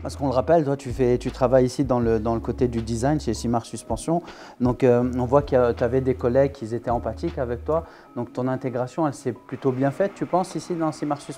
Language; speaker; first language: French; native; French